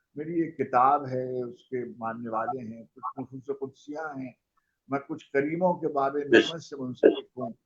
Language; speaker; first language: Urdu; native; Urdu